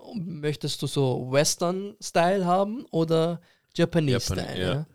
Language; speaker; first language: German; early bilingual, other home language; Persian